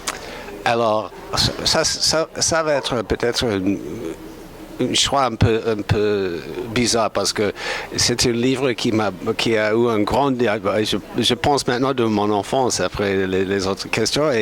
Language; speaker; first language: French; non-native, fluent; English